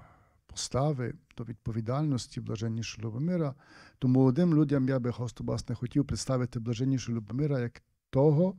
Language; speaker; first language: Ukrainian; native; Ukrainian